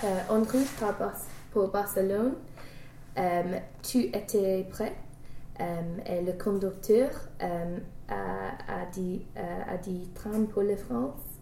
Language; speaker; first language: French; non-native, learner; English